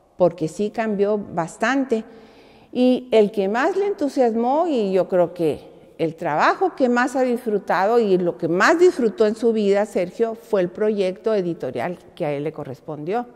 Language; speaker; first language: Spanish; native; Spanish